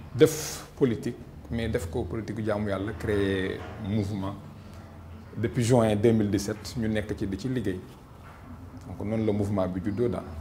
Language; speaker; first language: Wolof; native; Wolof